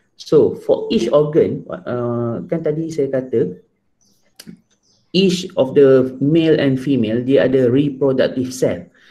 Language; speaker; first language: English; non-native, local second language; Malay